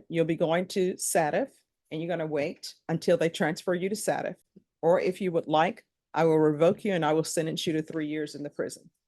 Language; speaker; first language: English; native; English